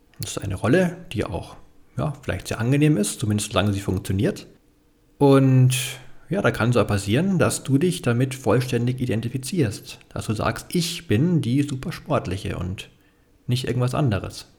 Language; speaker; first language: German; native; German